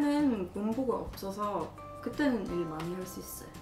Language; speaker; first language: Korean; non-native, fluent; Swedish